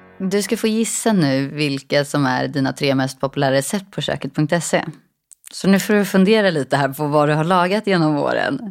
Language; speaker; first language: Swedish; native; Swedish